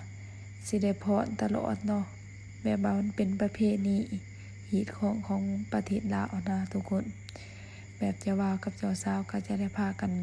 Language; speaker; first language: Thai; non-native, local second language; Northeastern Thai